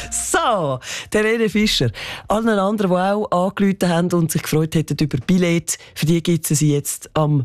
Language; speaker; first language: German; native; German